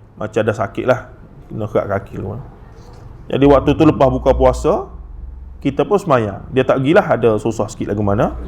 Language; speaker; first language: Malay; native; Malay